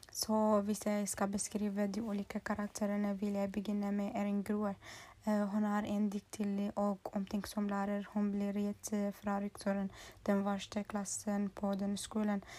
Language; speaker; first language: Swedish; non-native, learner; Norwegian